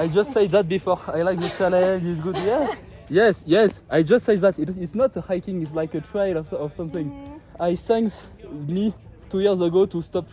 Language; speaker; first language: English; non-native, learner; French